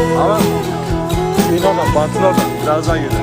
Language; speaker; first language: Turkish; native; Turkish